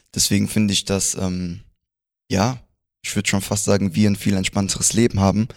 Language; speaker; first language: German; early bilingual, other home language; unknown